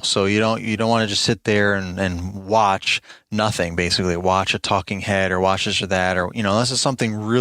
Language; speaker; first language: English; native; English